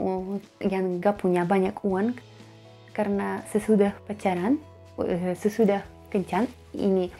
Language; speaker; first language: Indonesian; non-native, fluent; Russian